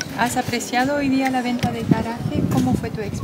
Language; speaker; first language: Spanish; non-native, fluent; French